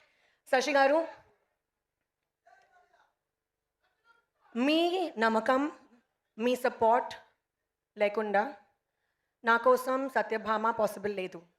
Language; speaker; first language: Telugu; non-native, learner; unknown